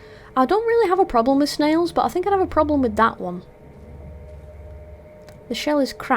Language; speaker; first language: English; native; English